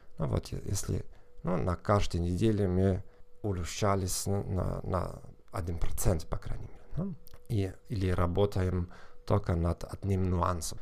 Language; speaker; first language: Russian; non-native, fluent; German